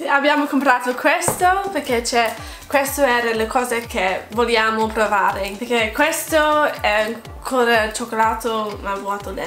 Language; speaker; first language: Italian; non-native, fluent; English